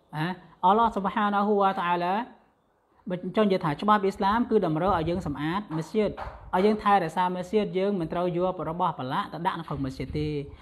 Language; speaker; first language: Khmer; non-native, local second language; Western Cham